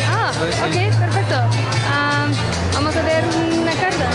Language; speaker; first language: Spanish; non-native, learner; English